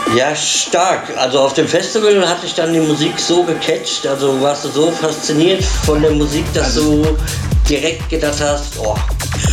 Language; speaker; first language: German; native; German